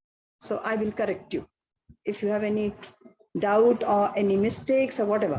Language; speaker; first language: English; non-native, local second language; Odia